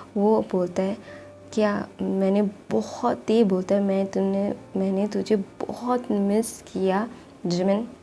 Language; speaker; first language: Hindi; non-native, local second language; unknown